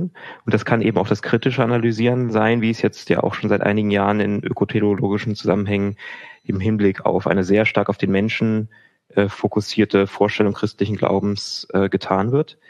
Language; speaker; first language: German; native; German